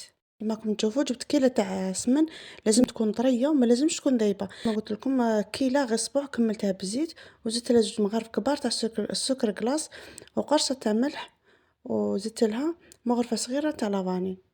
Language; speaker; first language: Arabic; native; Arabic